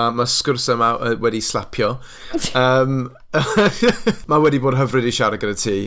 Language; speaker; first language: Welsh; non-native, local second language; English